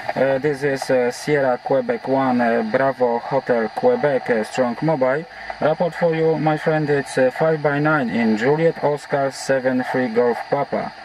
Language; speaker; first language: English; non-native, fluent; Polish